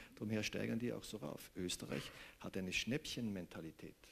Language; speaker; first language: German; native; German